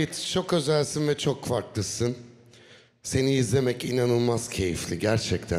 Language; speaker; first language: Turkish; native; Turkish